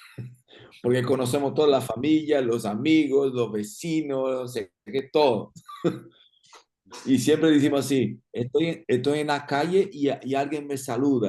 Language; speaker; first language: Spanish; non-native, fluent; Portuguese